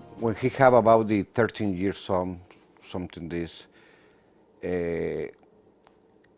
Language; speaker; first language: English; non-native, learner; Spanish